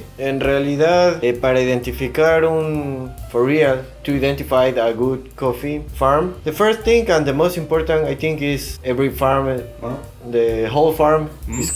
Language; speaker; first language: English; non-native, learner; Spanish